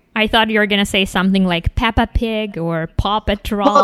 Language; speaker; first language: English; non-native, fluent; Ukrainian